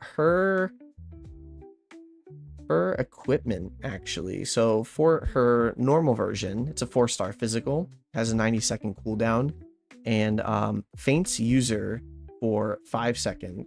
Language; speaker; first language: English; native; English